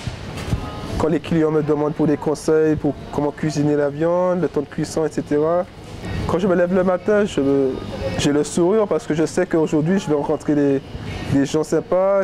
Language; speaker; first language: French; native; French